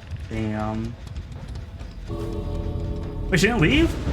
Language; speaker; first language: English; native; English